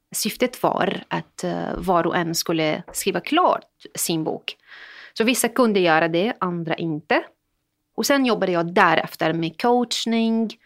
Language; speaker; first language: Swedish; non-native, fluent; Arabic